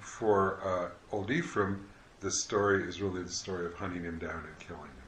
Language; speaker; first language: English; native; English